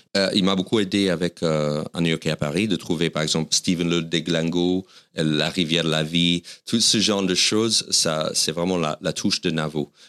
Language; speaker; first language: French; non-native, fluent; English